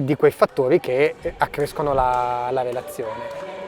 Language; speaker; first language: Italian; native; Italian